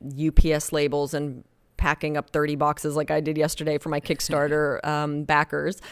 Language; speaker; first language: English; native; English